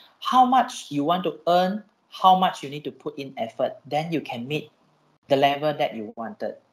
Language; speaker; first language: English; non-native, local second language; Chinese